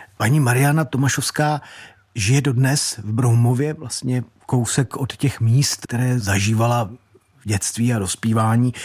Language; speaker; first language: Czech; native; Czech